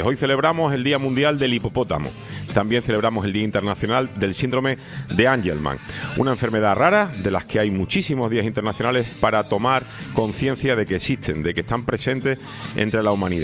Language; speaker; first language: Spanish; native; Spanish